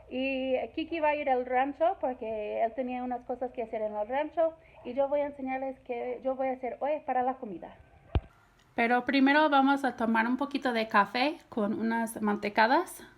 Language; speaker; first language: Spanish; non-native, learner; English